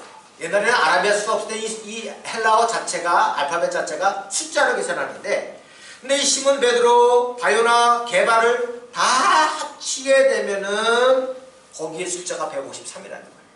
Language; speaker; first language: Korean; native; Korean